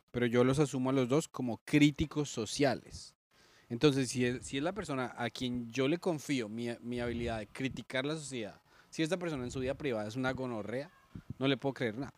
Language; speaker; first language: Spanish; native; Spanish